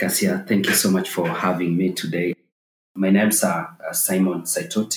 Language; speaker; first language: English; non-native, local second language; Masai